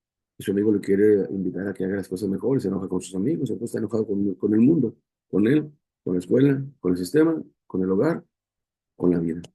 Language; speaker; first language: Spanish; native; Spanish